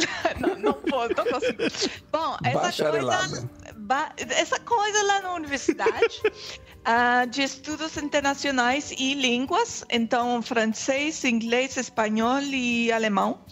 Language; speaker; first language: Portuguese; non-native, fluent; French